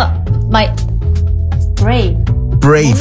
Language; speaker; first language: English; non-native, learner; Korean